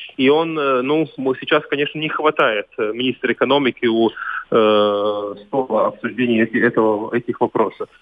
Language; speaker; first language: Russian; non-native, local second language; Latvian